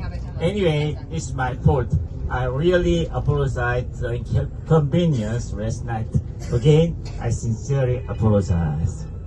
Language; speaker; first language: English; non-native, fluent; Korean